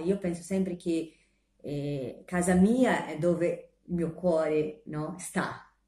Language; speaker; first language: Italian; non-native, fluent; Portuguese